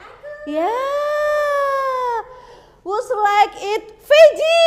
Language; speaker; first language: English; non-native, learner; Indonesian